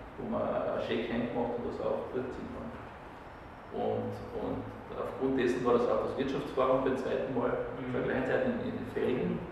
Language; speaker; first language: German; native; German